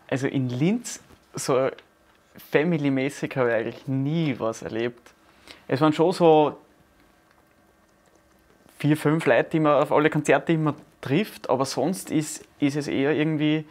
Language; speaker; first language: German; native; German